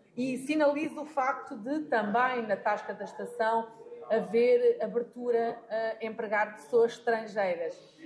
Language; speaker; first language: Portuguese; native; Portuguese